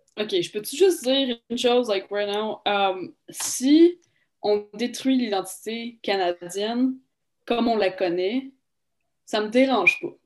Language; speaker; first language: French; native; French